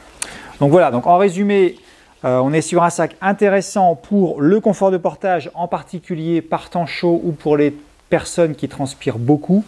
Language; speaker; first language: French; native; French